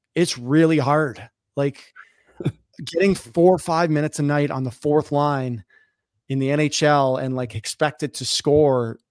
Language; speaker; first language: English; native; English